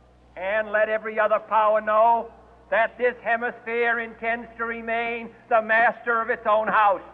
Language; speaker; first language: English; native; English